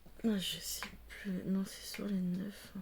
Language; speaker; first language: French; native; French